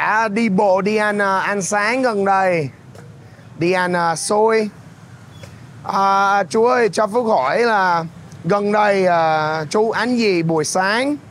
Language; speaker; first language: Vietnamese; non-native, fluent; English